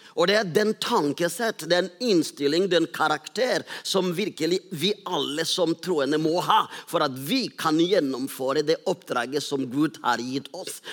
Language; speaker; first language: Norwegian; non-native, fluent; Rundi